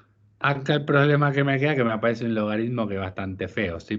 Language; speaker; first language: Spanish; native; Spanish